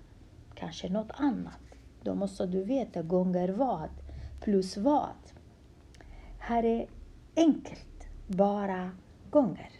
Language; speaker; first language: Swedish; non-native, fluent; Central Kurdish